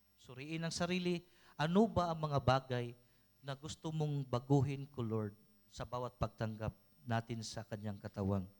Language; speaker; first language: Filipino; non-native, local second language; Cebuano